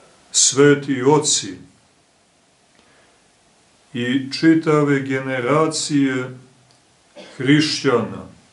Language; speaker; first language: Serbian; native; Serbian